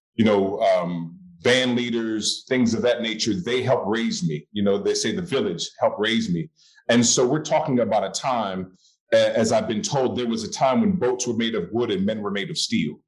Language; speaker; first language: English; native; English